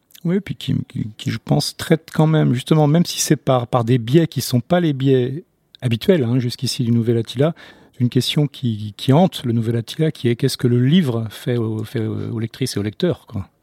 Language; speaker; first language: French; native; French